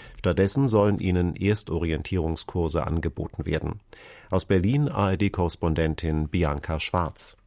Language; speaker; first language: German; native; German